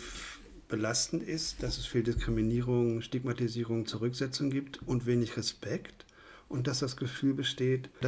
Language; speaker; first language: German; native; German